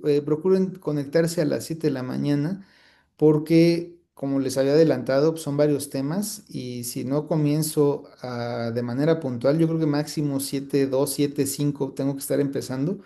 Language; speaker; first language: Spanish; native; Spanish